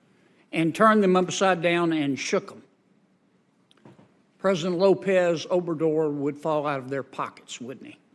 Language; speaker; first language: English; native; English